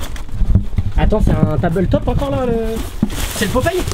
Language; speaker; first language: French; native; French